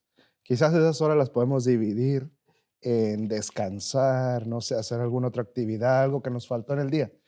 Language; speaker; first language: Spanish; native; Spanish